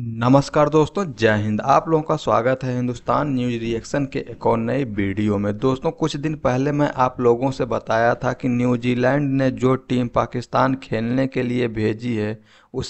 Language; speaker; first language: Hindi; native; Hindi